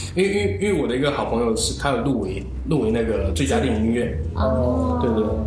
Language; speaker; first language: Chinese; native; Chinese